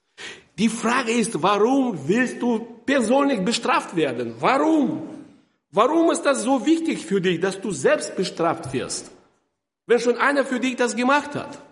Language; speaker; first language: German; non-native, fluent; Russian